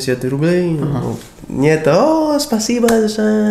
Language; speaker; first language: Russian; non-native, learner; English